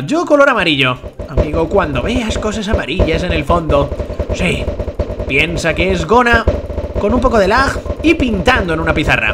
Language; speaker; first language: Spanish; native; Spanish